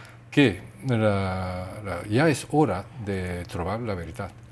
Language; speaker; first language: Catalan; non-native, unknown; Japanese